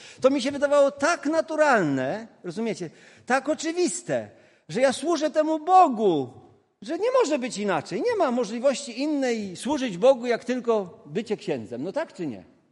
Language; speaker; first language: Polish; non-native, local second language; Kashubian